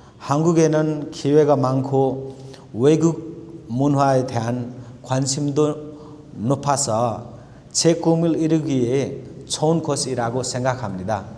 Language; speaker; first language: Korean; non-native, fluent; Nepali